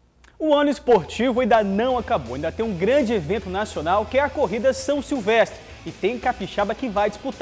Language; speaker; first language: Portuguese; native; Portuguese